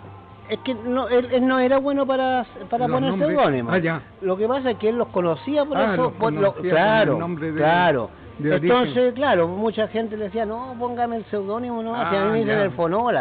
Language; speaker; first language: Spanish; native; Spanish